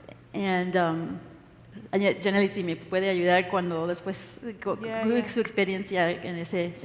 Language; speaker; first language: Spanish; early bilingual, heritage; English